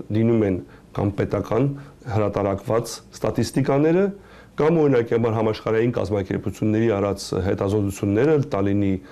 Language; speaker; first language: Armenian; early bilingual, heritage; Armenian